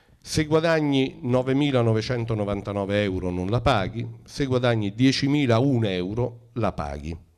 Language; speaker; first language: Italian; native; Italian